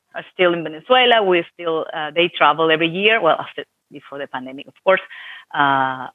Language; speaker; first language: English; non-native, fluent; Spanish